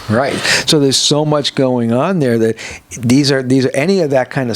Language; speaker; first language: English; native; English